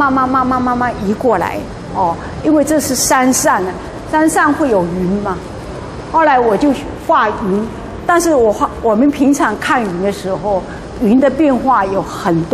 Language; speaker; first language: Chinese; native; Chinese